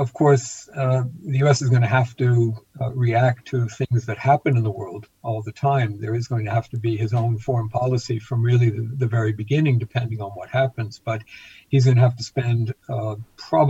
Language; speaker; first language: English; native; English